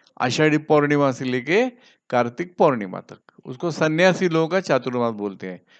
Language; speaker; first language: Hindi; non-native, local second language; Marathi